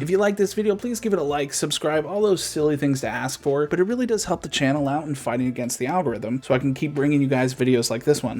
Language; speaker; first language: English; native; English